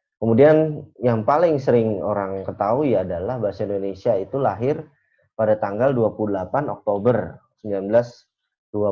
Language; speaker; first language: Indonesian; native; Indonesian